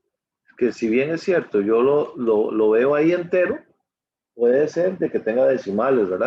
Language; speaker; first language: Spanish; native; Spanish